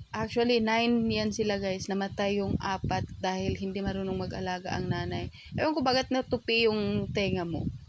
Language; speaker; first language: Filipino; non-native, local second language; Cebuano